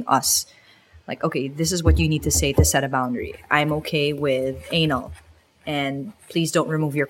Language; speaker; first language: English; non-native, local second language; Filipino